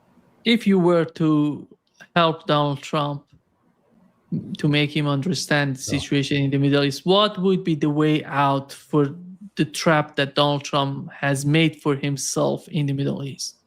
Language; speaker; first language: English; non-native, fluent; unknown